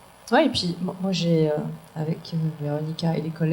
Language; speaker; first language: French; native; French